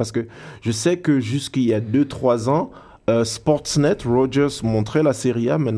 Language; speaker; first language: French; native; French